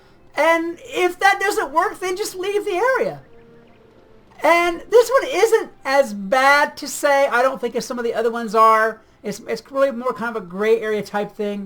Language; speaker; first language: English; native; English